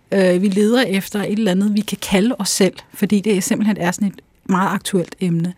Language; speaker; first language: Danish; early bilingual, other home language; Urdu